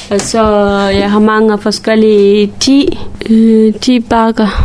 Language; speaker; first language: Danish; non-native, learner; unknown